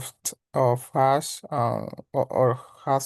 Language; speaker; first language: English; non-native, learner; Spanish